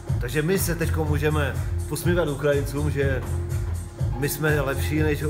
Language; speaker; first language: Czech; non-native, local second language; Polish